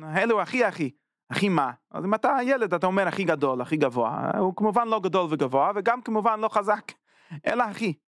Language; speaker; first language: Hebrew; non-native, fluent; English